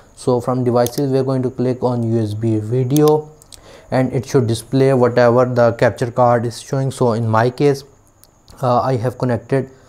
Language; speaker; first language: English; non-native, local second language; Urdu